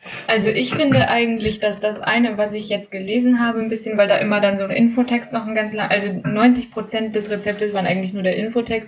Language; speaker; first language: German; native; German